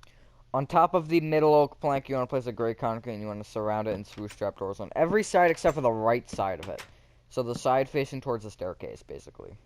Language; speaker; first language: English; native; English